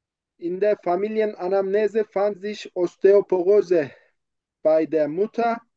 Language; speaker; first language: German; non-native, fluent; Turkish